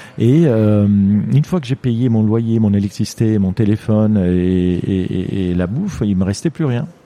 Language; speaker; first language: French; non-native, fluent; Armenian